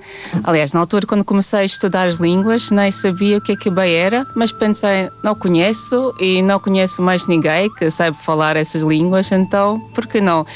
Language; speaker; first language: Portuguese; non-native, fluent; Latvian